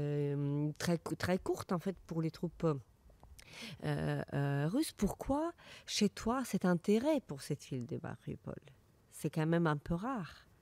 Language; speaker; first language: French; non-native, fluent; Ukrainian